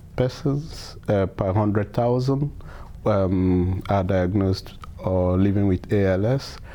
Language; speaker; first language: English; non-native, local second language; Igbo